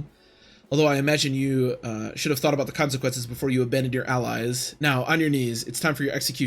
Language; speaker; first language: English; native; English